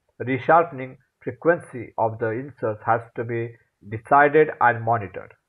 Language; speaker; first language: English; non-native, local second language; Marathi